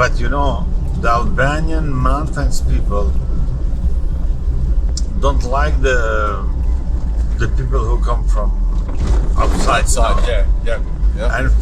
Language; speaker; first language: English; non-native, learner; Albanian